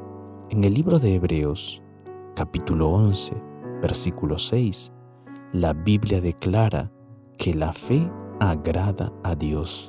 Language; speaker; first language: Spanish; native; Spanish